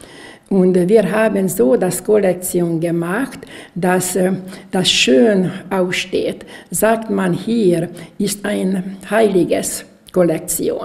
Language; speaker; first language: German; non-native, local second language; Hungarian